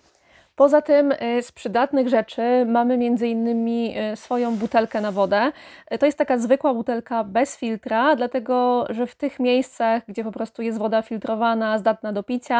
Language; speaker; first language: Polish; native; Polish